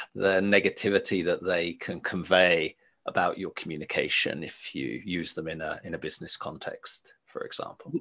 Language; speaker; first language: English; native; English